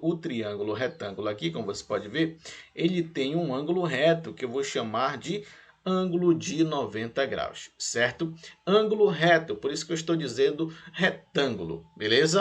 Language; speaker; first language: Portuguese; native; Portuguese